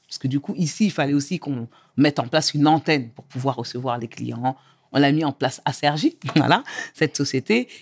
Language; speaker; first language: French; early bilingual, other home language; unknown